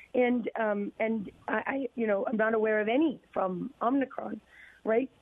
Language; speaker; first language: English; native; English